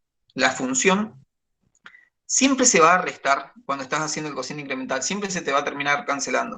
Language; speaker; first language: Spanish; native; Spanish